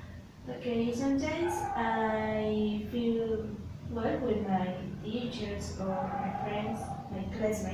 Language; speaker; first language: English; non-native, learner; Spanish